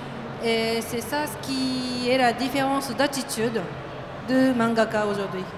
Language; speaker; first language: French; non-native, fluent; Japanese